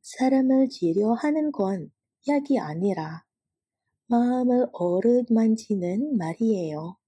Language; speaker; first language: Korean; non-native, fluent; Indonesian